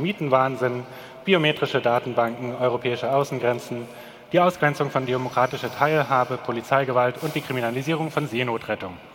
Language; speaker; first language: German; native; German